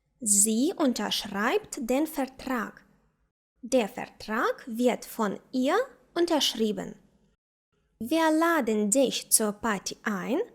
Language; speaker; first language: German; non-native, fluent; Ukrainian